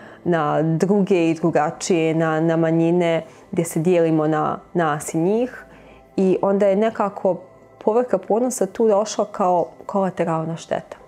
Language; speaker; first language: Bosnian; native; Bosnian